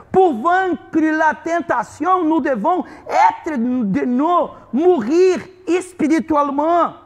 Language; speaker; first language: French; non-native, fluent; Portuguese